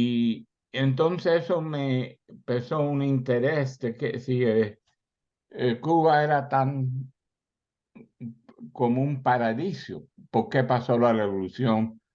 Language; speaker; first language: Spanish; early bilingual, heritage; Spanish